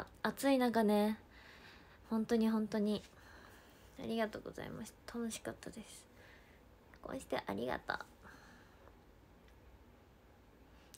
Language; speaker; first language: Japanese; native; Japanese